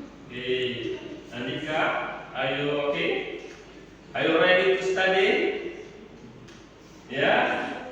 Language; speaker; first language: English; non-native, fluent; Indonesian